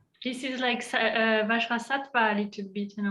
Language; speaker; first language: English; non-native, fluent; French